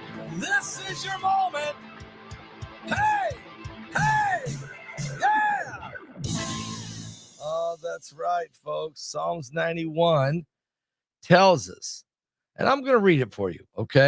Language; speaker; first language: English; native; English